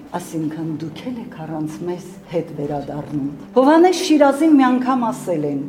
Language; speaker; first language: Armenian; native; Armenian